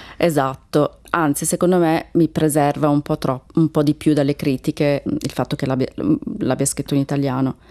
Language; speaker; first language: Italian; early bilingual, other home language; Turkish